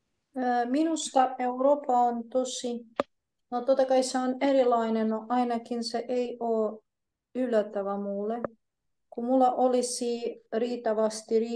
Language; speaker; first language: Finnish; non-native, fluent; Polish